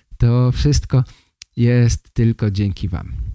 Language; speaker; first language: Polish; native; Polish